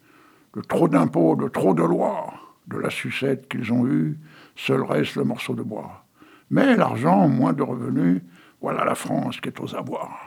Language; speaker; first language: French; native; French